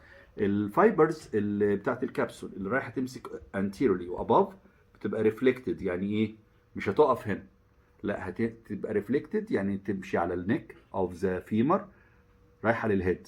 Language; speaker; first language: Arabic; native; Arabic